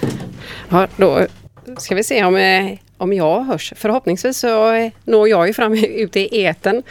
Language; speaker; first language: Swedish; native; Swedish